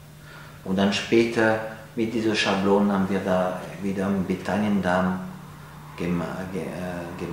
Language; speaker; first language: German; non-native, fluent; French